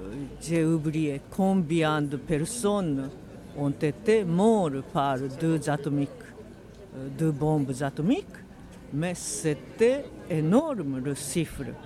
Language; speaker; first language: French; non-native, fluent; Japanese